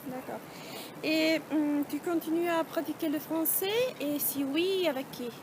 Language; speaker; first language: French; non-native, fluent; Italian